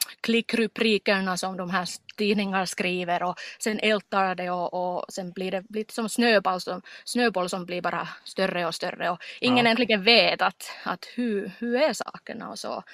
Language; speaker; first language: Swedish; non-native, local second language; Finnish